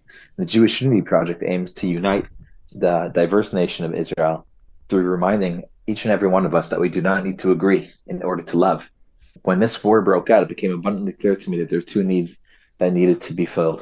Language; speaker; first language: English; native; English